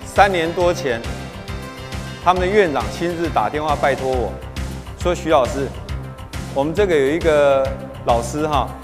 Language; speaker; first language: Chinese; native; Chinese